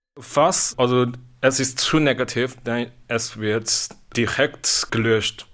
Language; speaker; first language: German; non-native, learner; Chinese